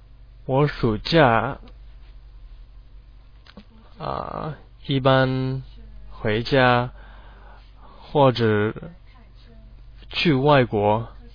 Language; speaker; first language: Chinese; non-native, learner; English